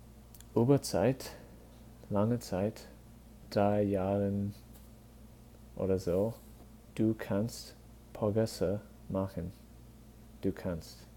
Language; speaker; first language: German; non-native, learner; English